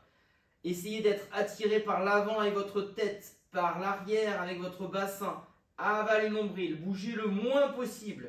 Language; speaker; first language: French; native; French